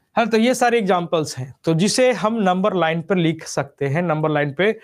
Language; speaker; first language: Hindi; native; Hindi